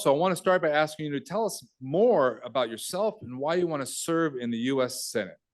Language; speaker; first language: English; native; English